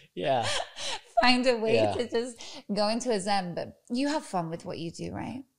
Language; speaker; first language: English; native; English